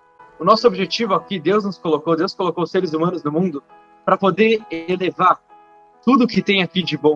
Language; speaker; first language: Portuguese; native; Portuguese